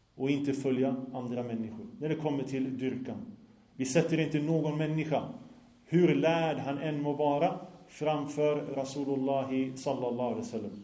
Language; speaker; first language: Swedish; non-native, fluent; Arabic